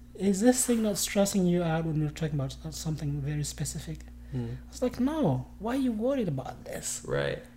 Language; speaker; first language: English; non-native, fluent; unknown